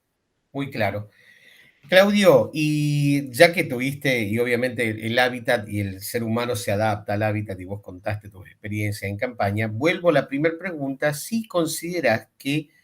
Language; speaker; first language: Spanish; native; Spanish